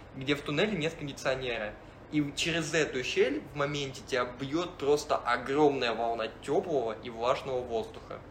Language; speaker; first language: Russian; native; Russian